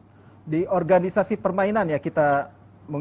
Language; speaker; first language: Indonesian; native; Indonesian